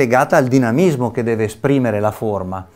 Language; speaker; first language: Italian; native; Italian